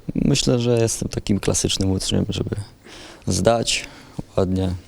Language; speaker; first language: Polish; native; Polish